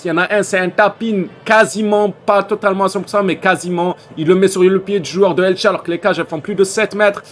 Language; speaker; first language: French; native; French